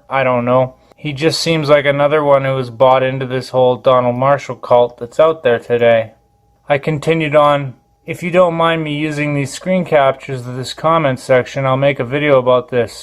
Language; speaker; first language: English; native; English